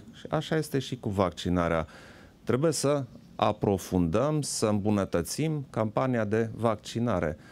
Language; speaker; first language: Romanian; non-native, local second language; German